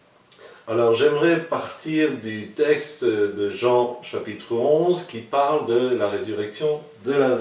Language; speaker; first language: French; native; French